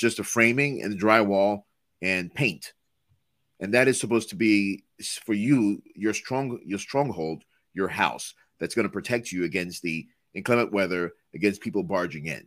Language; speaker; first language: English; non-native, local second language; Yoruba